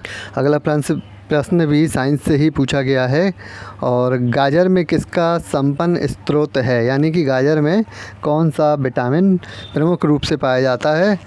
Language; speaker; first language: Hindi; native; Hindi